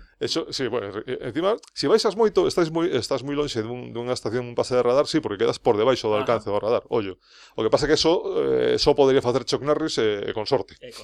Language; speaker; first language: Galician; non-native, local second language; Spanish